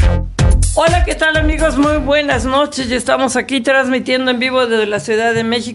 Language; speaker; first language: Spanish; native; Spanish